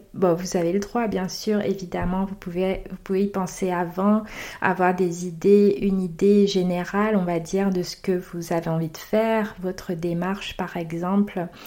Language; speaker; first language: French; native; French